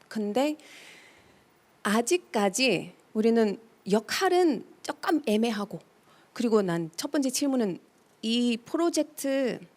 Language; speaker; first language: Korean; non-native, fluent; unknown